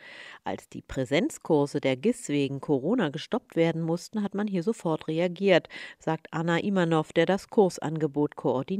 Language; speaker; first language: German; native; German